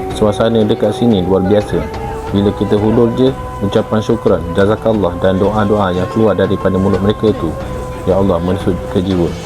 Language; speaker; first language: Malay; native; Malay